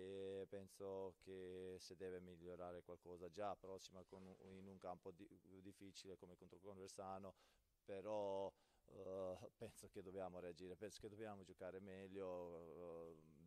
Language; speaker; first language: Italian; non-native, fluent; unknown